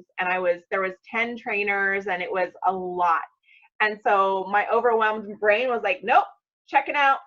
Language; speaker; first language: English; native; English